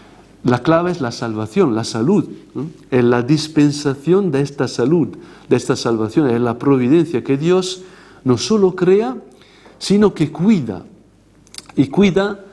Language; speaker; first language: Spanish; non-native, fluent; Italian